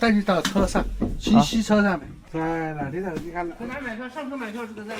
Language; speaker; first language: Chinese; native; Chinese